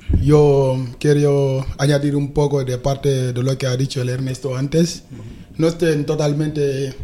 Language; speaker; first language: Spanish; non-native, fluent; Wolof